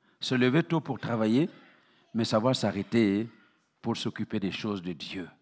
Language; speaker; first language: French; non-native, local second language; Mossi